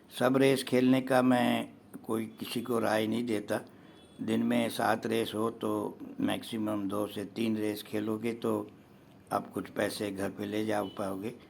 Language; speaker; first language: Hindi; non-native, local second language; Gujarati